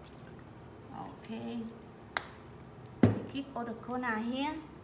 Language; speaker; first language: English; non-native, learner; Vietnamese